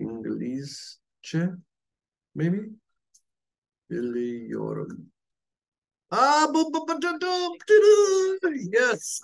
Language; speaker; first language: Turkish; non-native, learner; English